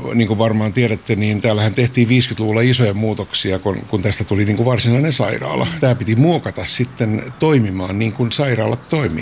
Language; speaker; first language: Finnish; native; Finnish